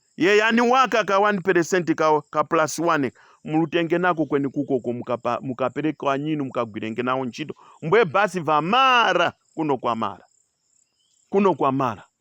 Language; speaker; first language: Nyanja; non-native, local second language; Tumbuka